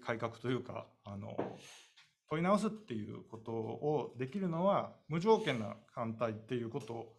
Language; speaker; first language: Japanese; native; Japanese